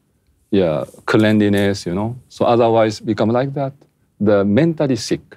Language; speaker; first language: English; non-native, fluent; Japanese